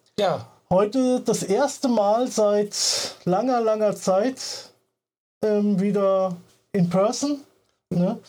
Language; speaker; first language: German; native; German